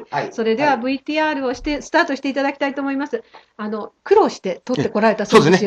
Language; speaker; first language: Japanese; native; Japanese